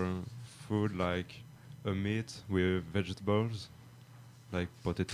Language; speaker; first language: English; non-native, fluent; French